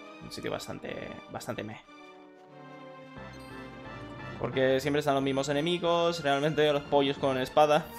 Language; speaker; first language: Spanish; native; Spanish